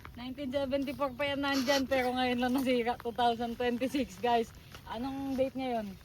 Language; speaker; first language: Filipino; native; Filipino